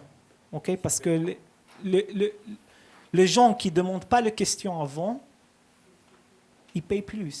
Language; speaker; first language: French; early bilingual, heritage; Hebrew